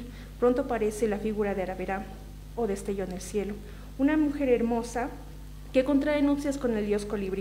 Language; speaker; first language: Spanish; native; Spanish